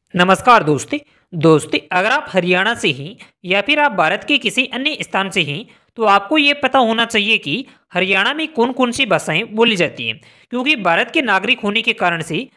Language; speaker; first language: Hindi; native; Hindi